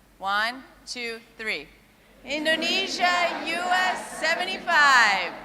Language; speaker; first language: Indonesian; non-native, fluent; English